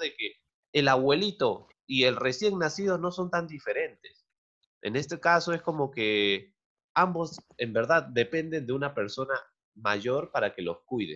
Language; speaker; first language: Spanish; native; Spanish